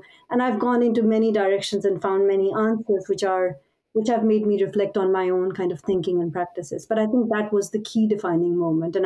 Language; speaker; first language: English; non-native, local second language; Pashto